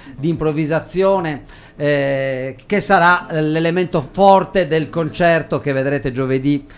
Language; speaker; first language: Italian; native; Italian